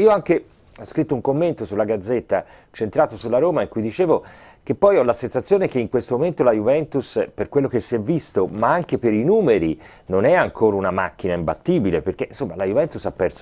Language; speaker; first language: Italian; native; Italian